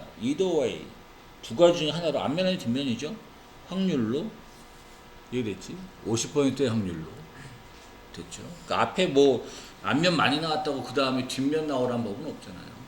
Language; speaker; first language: Korean; native; Korean